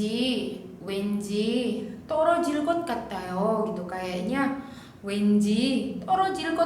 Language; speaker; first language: Korean; non-native, fluent; Indonesian